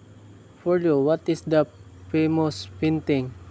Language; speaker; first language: English; non-native, learner; Filipino